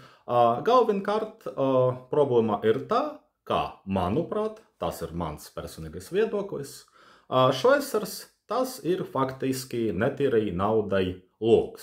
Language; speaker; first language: Latvian; non-native, fluent; Russian